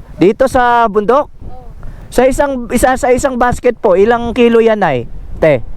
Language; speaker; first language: Filipino; native; Filipino